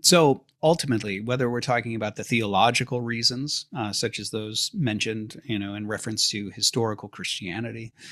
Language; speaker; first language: English; native; English